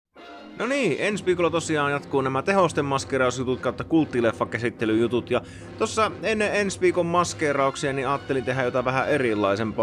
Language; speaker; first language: Finnish; native; Finnish